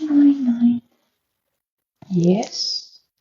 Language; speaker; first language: English; non-native, learner; Russian